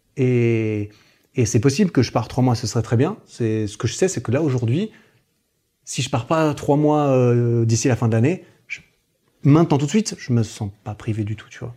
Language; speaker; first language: French; native; French